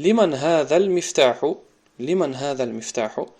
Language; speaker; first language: Arabic; non-native, fluent; Tajik